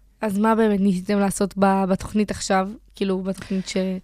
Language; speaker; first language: Hebrew; native; Hebrew